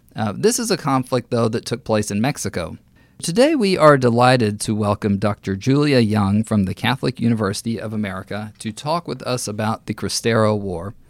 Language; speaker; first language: English; native; English